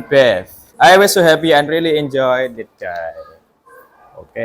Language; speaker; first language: English; non-native, fluent; Indonesian